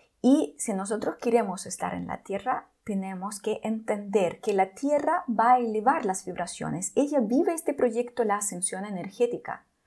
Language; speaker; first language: Spanish; non-native, fluent; Russian